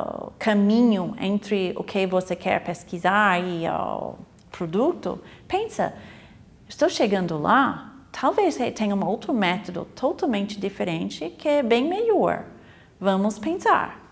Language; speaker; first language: Portuguese; non-native, fluent; English